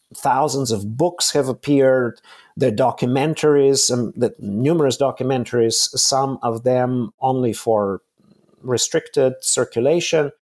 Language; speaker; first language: English; non-native, fluent; Bulgarian